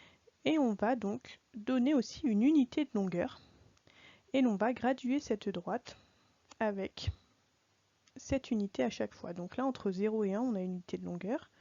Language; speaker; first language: French; native; French